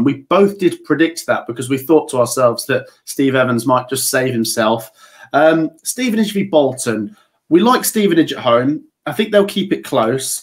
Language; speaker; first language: English; native; English